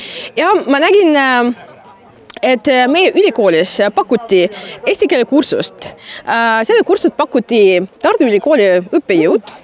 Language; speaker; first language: Estonian; non-native, fluent; Russian